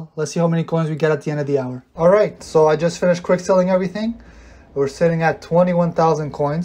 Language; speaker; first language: English; native; English